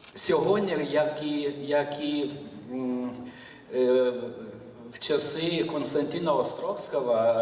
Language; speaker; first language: Ukrainian; non-native, learner; Lithuanian